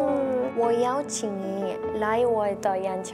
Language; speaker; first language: Chinese; non-native, learner; Korean